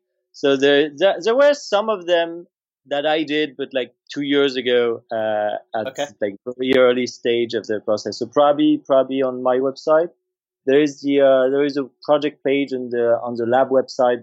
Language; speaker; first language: English; non-native, fluent; French